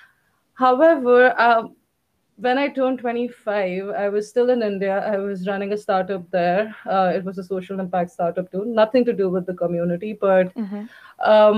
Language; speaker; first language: English; non-native, local second language; Hindi